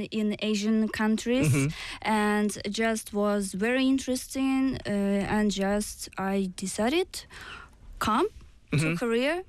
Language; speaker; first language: English; non-native, learner; Russian